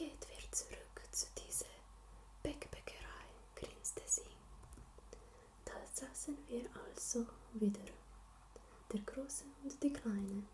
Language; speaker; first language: German; non-native, learner; Slovenian